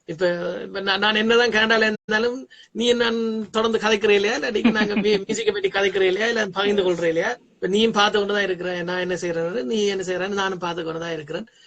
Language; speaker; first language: Tamil; early bilingual, heritage; Tamil